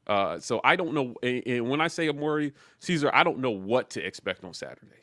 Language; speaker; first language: English; native; English